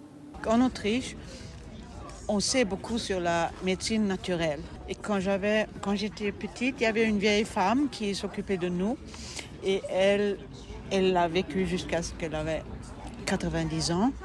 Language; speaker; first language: French; non-native, fluent; German